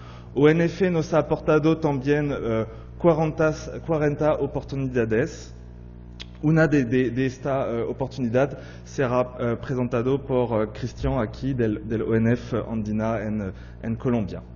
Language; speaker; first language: Spanish; non-native, fluent; French